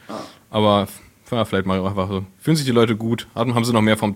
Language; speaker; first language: German; native; German